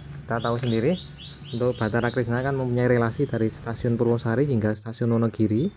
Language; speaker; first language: Indonesian; native; Indonesian